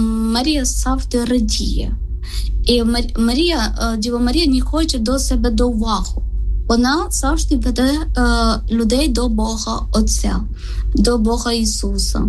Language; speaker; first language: Ukrainian; non-native, learner; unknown